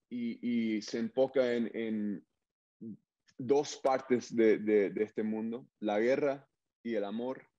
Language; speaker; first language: Spanish; early bilingual, heritage; English